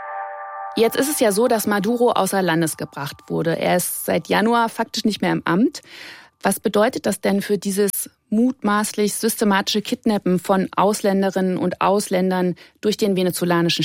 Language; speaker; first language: German; native; German